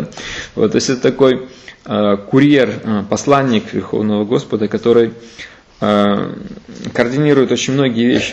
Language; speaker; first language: Russian; native; Russian